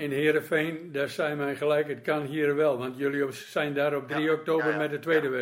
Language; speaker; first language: Dutch; native; Dutch